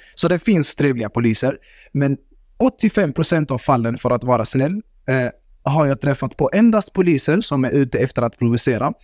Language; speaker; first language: Swedish; early bilingual, other home language; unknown